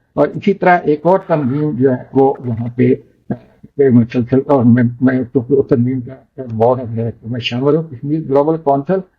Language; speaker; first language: Urdu; non-native, local second language; Pahari-Potwari